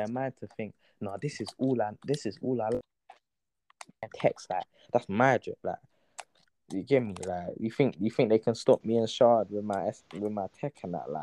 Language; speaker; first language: English; native; English